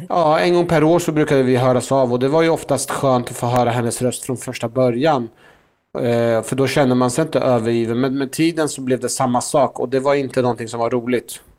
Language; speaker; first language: Swedish; early bilingual, other home language; Persian